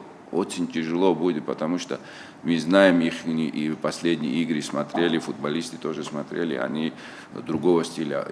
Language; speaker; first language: Russian; non-native, local second language; Tajik